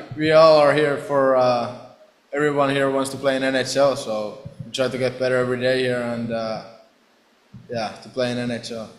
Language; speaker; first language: English; non-native, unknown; Finnish